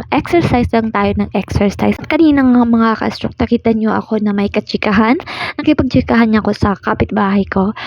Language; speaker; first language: Filipino; non-native, local second language; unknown